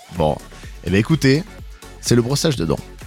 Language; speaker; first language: French; native; French